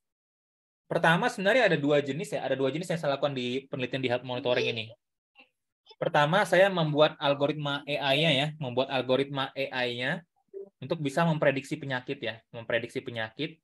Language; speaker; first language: Indonesian; native; Indonesian